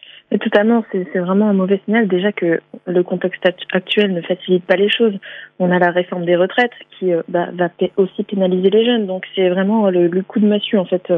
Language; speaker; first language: French; native; French